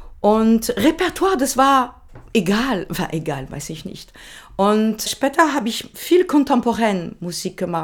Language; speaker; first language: German; non-native, learner; French